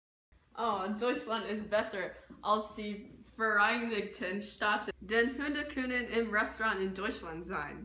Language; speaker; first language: German; non-native, learner; English